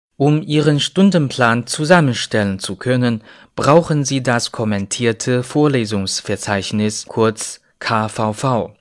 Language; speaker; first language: German; non-native, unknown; Chinese